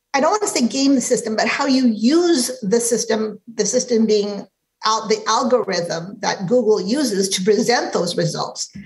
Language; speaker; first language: English; native; English